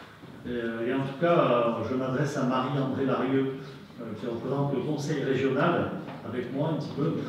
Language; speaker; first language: French; native; French